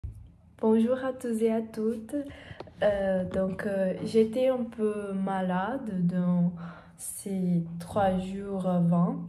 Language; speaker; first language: French; non-native, learner; Portuguese